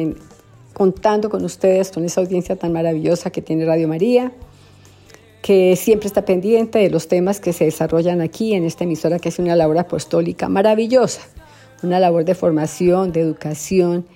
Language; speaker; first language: Spanish; native; Spanish